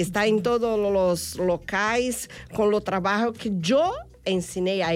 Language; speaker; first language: Spanish; non-native, fluent; Portuguese